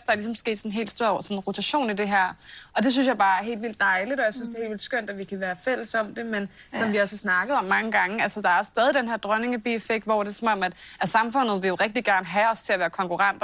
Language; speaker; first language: Danish; native; Danish